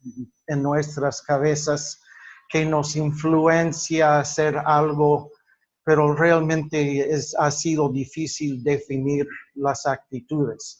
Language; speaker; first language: Spanish; non-native, fluent; English